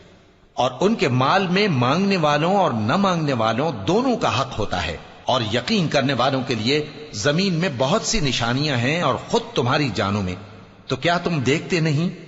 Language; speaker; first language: Urdu; native; Urdu